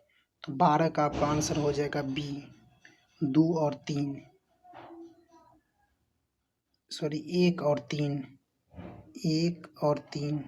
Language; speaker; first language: Hindi; native; Hindi